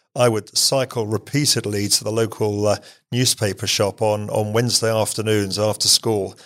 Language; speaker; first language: English; native; English